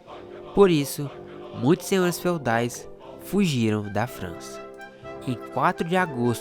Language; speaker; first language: Portuguese; native; Portuguese